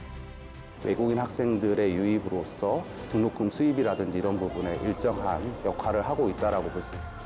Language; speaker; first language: Korean; native; Korean